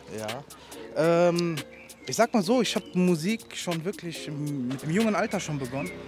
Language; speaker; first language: German; early bilingual, other home language; Persian